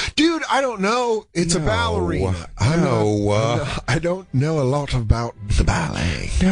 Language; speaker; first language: English; native; English